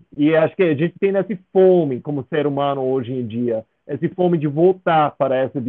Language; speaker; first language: Portuguese; non-native, fluent; English